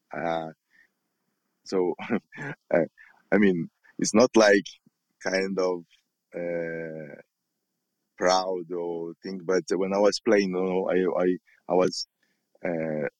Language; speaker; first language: English; non-native, learner; Portuguese